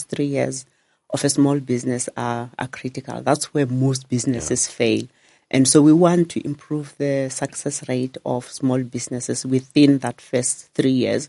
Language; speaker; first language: English; non-native, local second language; Northern Sotho